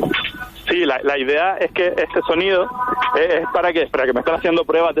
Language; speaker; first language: Spanish; non-native, local second language; Catalan